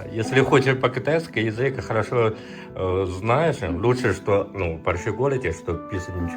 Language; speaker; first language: Russian; non-native, learner; Chinese